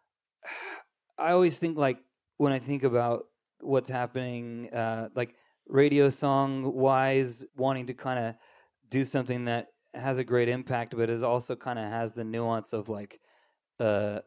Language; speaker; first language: English; native; English